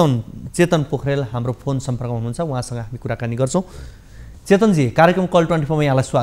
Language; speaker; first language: Nepali; native; Nepali